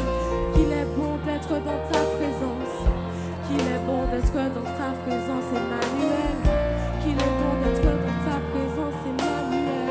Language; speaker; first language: French; native; French